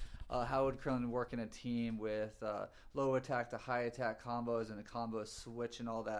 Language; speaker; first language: English; native; English